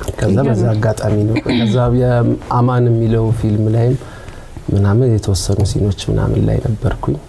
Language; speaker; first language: Amharic; native; Amharic